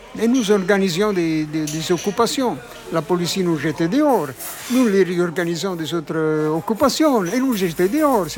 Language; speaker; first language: French; non-native, fluent; Italian